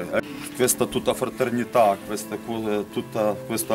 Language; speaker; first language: Italian; non-native, learner; Ukrainian